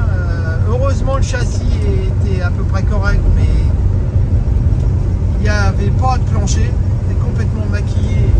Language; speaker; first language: French; native; French